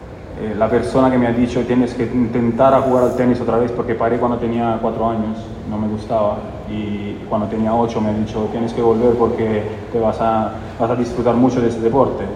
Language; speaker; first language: Spanish; non-native, fluent; Italian